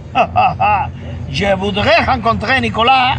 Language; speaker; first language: French; non-native, fluent; Spanish